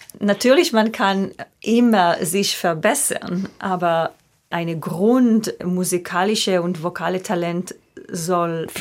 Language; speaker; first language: German; non-native, fluent; Hebrew